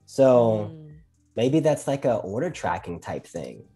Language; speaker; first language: English; native; English